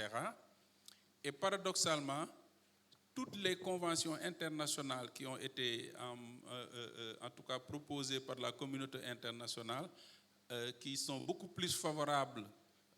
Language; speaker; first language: French; non-native, local second language; Wolof